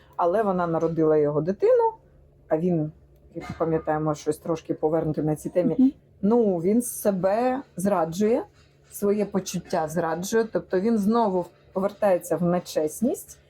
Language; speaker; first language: Ukrainian; non-native, local second language; Russian